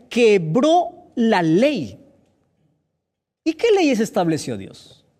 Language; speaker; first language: Spanish; native; Spanish